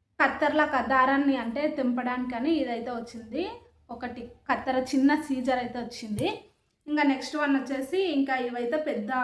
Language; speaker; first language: Telugu; native; Telugu